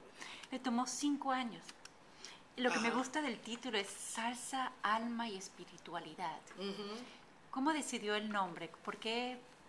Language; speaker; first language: Spanish; native; Spanish